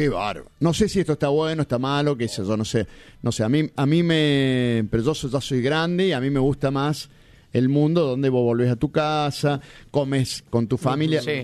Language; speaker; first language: Spanish; native; Spanish